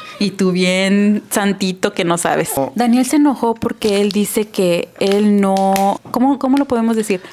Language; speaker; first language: Spanish; early bilingual, heritage; Spanish